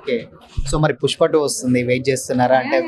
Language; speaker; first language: Telugu; native; Telugu